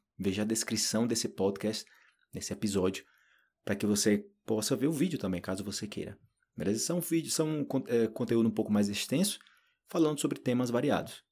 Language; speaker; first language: Portuguese; native; Portuguese